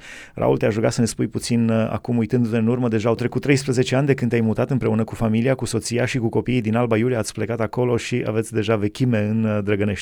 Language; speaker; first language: Romanian; native; Romanian